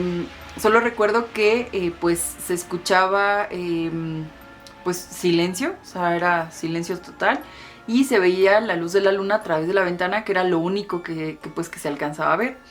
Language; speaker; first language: Spanish; native; Spanish